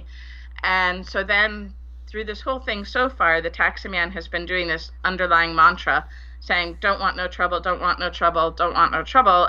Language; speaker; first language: English; native; English